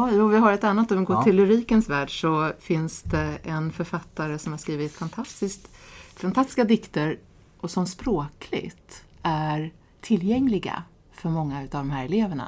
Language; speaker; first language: Swedish; native; Swedish